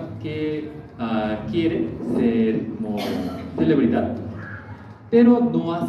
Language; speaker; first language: Spanish; non-native, learner; Korean